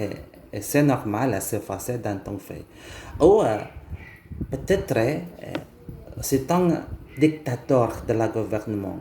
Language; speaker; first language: French; non-native, learner; Indonesian